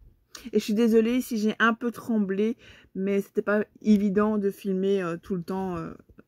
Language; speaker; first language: French; native; French